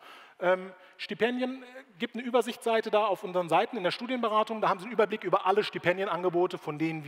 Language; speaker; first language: German; native; German